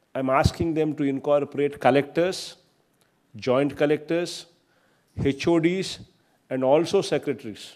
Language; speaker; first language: English; non-native, local second language; Telugu